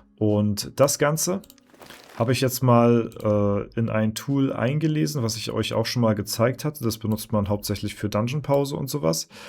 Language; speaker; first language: German; native; German